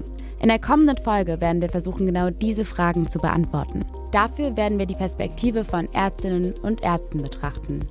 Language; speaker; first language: German; native; German